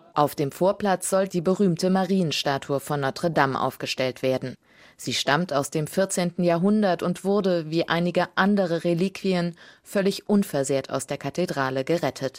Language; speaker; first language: German; native; German